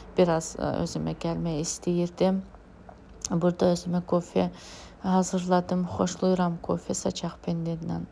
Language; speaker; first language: Azerbaijani; non-native, fluent; Lezghian